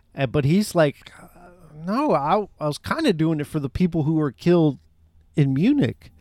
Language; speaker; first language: English; native; English